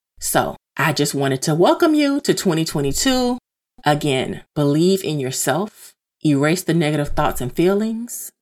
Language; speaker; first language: English; native; English